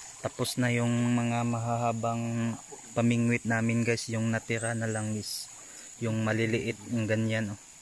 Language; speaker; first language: Filipino; non-native, local second language; Cebuano